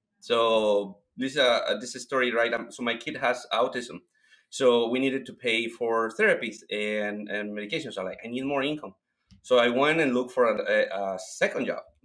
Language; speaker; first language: English; non-native, fluent; Spanish